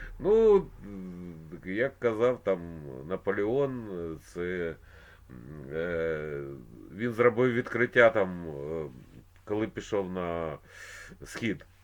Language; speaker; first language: Ukrainian; non-native, local second language; Russian